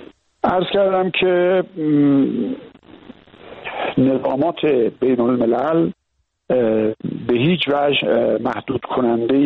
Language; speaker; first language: Persian; native; Persian